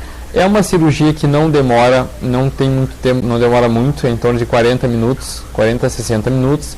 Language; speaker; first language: Portuguese; native; Portuguese